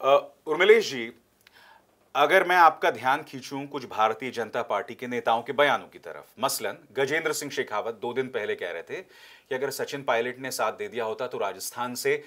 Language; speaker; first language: Hindi; native; Hindi